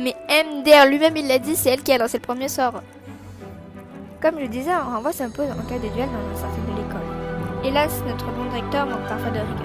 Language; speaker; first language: French; native; French